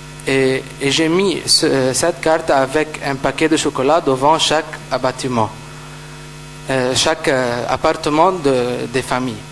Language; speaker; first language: French; non-native, fluent; Arabic